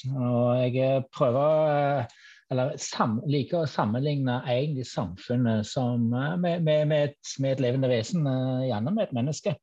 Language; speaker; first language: Norwegian; non-native, fluent; German